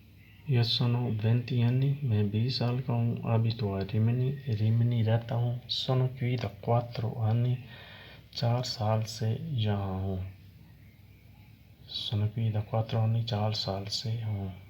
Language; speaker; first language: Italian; non-native, learner; Urdu